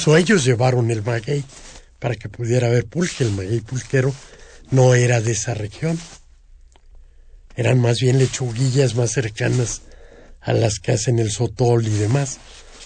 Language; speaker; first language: Spanish; native; Spanish